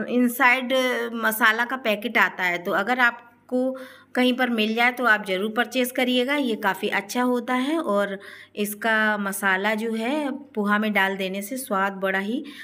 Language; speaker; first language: Hindi; native; Hindi